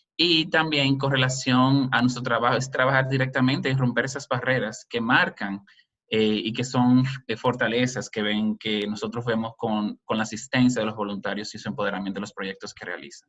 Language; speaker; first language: Spanish; native; Spanish